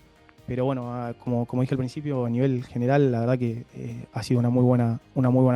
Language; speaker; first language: Spanish; native; Spanish